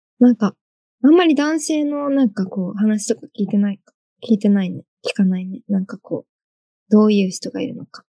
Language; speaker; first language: Japanese; early bilingual, other home language; Chinese